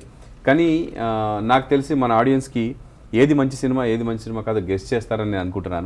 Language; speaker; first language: Telugu; native; Telugu